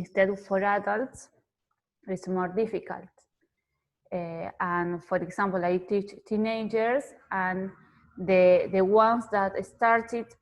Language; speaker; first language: English; non-native, fluent; Spanish